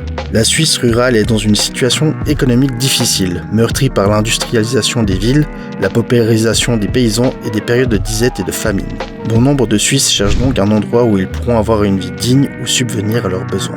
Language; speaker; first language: French; native; French